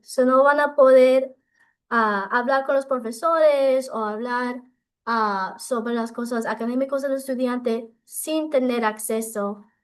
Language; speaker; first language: Spanish; non-native, local second language; English